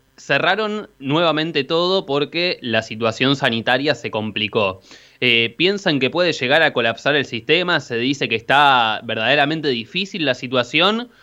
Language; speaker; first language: Spanish; native; Spanish